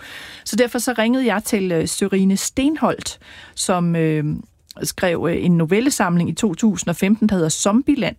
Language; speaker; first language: Danish; native; Danish